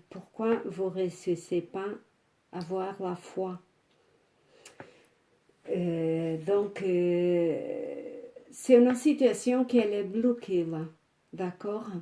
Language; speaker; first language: French; non-native, fluent; Portuguese